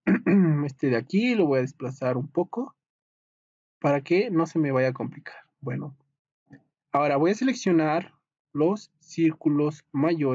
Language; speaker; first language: Spanish; native; Spanish